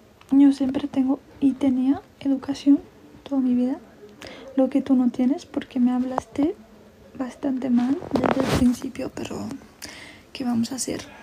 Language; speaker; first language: Spanish; non-native, fluent; Romanian